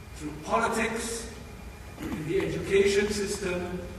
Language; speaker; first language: English; early bilingual, other home language; Chinese